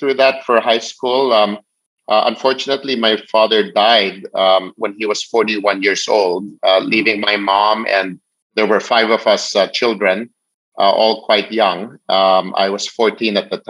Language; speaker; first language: English; non-native, local second language; Filipino